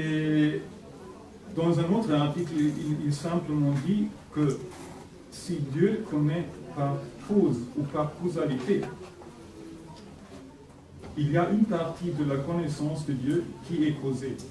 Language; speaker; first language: French; non-native, fluent; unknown